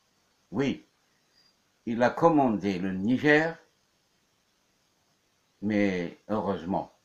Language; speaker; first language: French; non-native, local second language; Kabyle